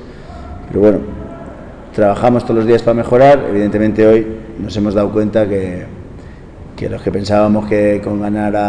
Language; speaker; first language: Spanish; native; Spanish